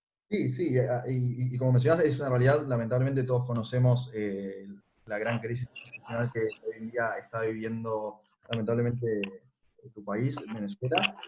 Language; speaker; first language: Spanish; native; Spanish